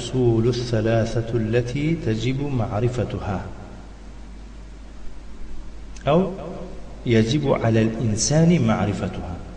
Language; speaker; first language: Arabic; non-native, fluent; Tajik